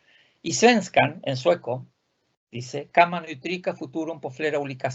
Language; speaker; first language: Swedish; non-native, fluent; Spanish